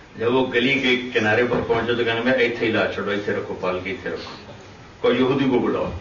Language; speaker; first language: Urdu; non-native, local second language; Punjabi